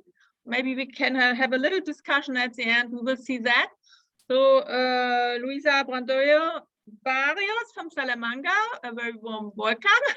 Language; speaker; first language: English; non-native, fluent; German